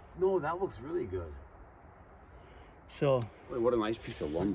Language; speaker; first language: English; native; English